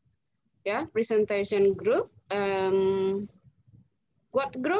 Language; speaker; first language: English; non-native, fluent; Indonesian